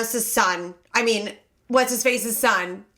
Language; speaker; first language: English; native; English